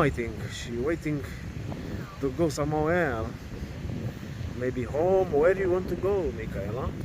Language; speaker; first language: English; non-native, learner; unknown